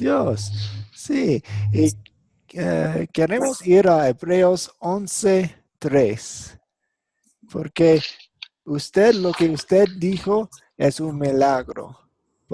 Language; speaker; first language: Spanish; non-native, fluent; English